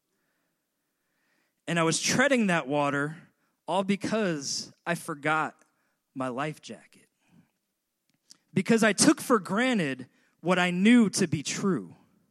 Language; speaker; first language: English; native; English